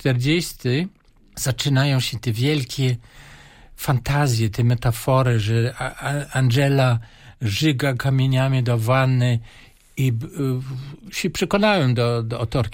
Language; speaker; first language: Polish; non-native, fluent; German